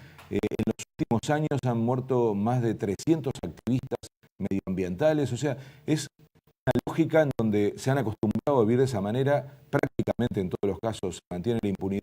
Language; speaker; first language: Spanish; native; Spanish